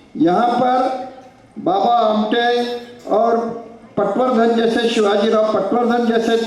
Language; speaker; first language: Hindi; non-native, local second language; Marathi